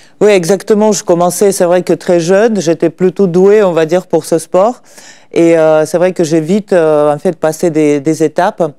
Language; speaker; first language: French; non-native, fluent; Russian